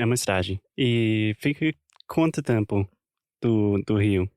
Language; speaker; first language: Portuguese; non-native, fluent; English